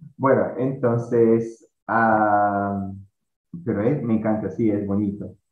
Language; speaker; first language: Spanish; non-native, fluent; Portuguese